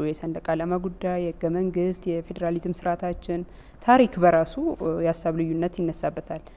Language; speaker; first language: Amharic; native; Amharic